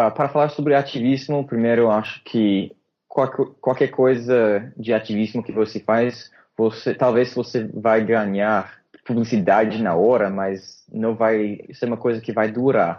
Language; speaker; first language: Portuguese; non-native, fluent; English